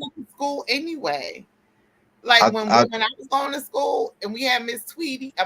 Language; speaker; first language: English; native; English